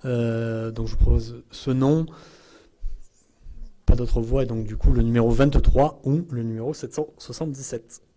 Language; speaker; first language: French; native; French